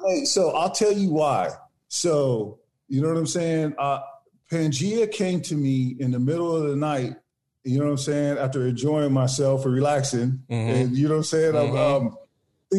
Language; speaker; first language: English; native; English